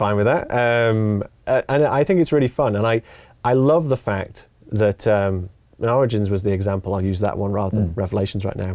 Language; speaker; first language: English; native; English